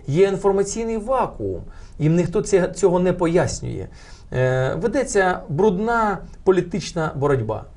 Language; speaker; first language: Ukrainian; non-native, local second language; Russian